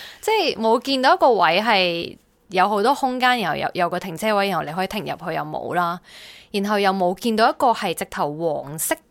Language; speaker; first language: Cantonese; native; Cantonese